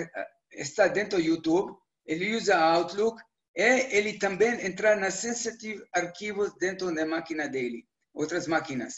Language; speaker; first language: Portuguese; non-native, learner; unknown